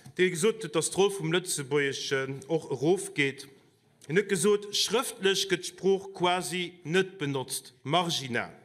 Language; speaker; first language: Luxembourgish; native; Luxembourgish